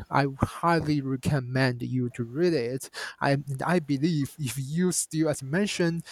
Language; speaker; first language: English; non-native, fluent; Chinese